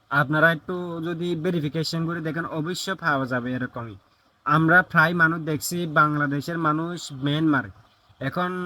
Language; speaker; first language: Bangla; native; Bangla